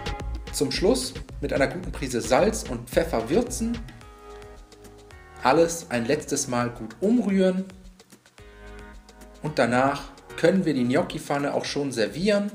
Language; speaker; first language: German; native; German